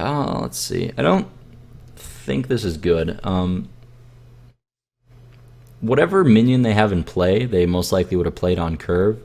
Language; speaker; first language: English; native; English